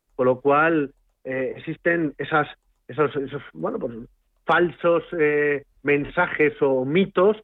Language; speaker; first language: Spanish; native; Spanish